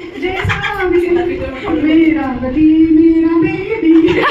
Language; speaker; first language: Hindi; non-native, local second language; Marathi